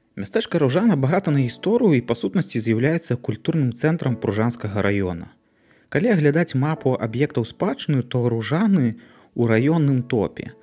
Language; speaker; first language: Belarusian; native; Belarusian